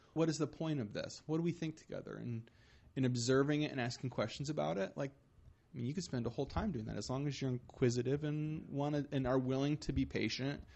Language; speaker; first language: English; native; English